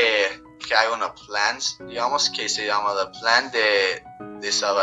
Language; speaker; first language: Spanish; non-native, fluent; English